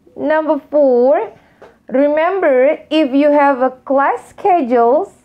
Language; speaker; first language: English; non-native, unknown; Indonesian